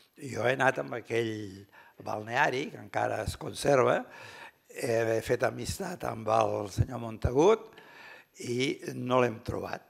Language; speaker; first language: Catalan; early bilingual, heritage; Catalan